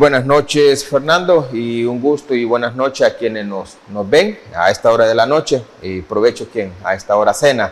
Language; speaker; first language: Spanish; native; Spanish